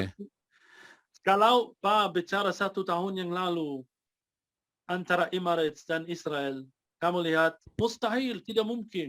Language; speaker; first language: Indonesian; non-native, fluent; Arabic